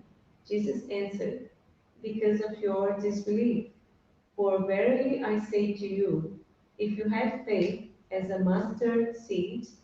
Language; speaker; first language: English; non-native, fluent; Portuguese